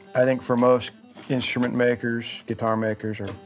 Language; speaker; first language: English; native; English